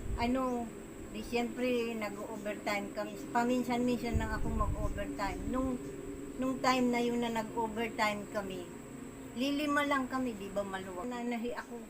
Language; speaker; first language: Filipino; native; Filipino